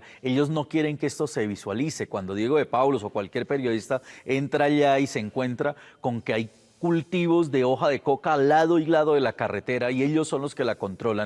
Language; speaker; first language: Spanish; native; Spanish